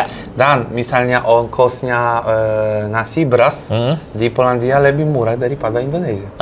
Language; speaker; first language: Indonesian; non-native, fluent; Polish